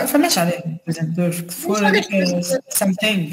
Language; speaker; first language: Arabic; native; Arabic